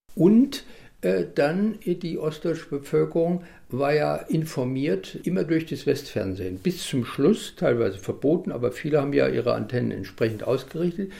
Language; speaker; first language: German; native; German